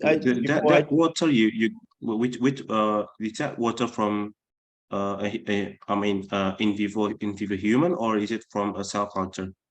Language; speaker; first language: English; non-native, fluent; Indonesian